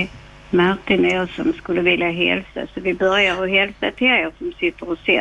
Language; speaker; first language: Swedish; native; Swedish